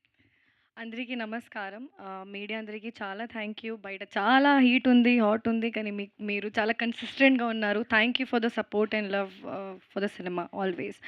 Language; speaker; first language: Telugu; non-native, fluent; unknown